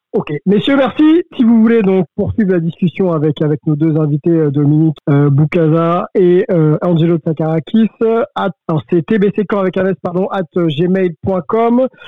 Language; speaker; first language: French; native; French